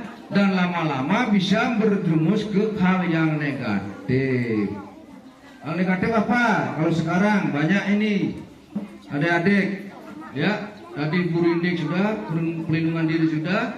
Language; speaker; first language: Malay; non-native, local second language; Balinese